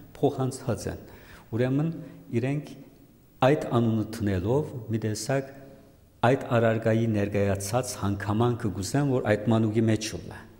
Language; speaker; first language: Armenian; native; Armenian